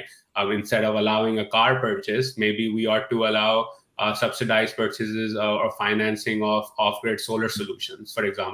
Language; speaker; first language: English; non-native, local second language; Urdu